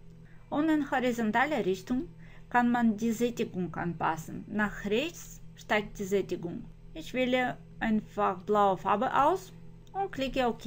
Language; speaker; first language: German; non-native, fluent; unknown